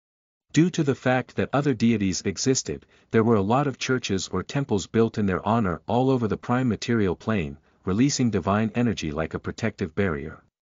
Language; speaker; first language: English; native; English